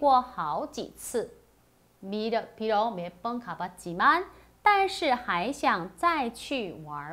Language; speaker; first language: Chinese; non-native, fluent; Korean